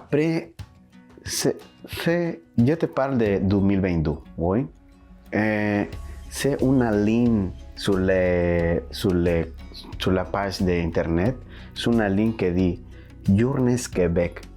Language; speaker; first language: French; non-native, learner; Spanish